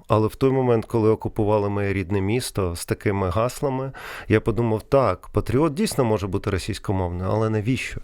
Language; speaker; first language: Ukrainian; non-native, local second language; Russian